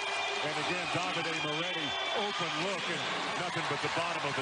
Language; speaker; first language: English; native; English